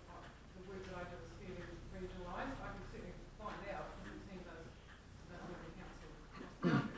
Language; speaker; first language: English; native; English